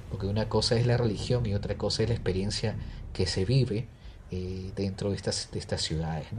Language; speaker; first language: Spanish; native; Spanish